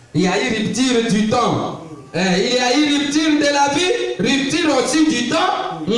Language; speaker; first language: French; non-native, local second language; Swahili